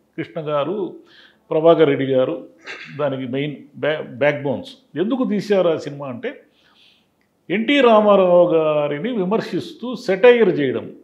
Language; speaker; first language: Telugu; native; Telugu